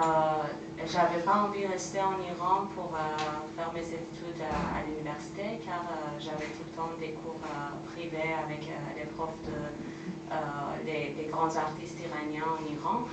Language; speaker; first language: French; non-native, fluent; Persian